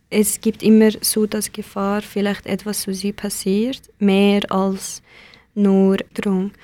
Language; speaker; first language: German; non-native, learner; Kurdish